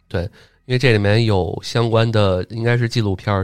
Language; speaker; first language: Chinese; native; Chinese